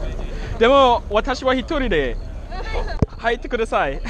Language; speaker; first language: Japanese; non-native, learner; English